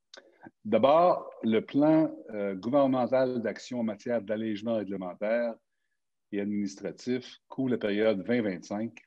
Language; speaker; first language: French; native; French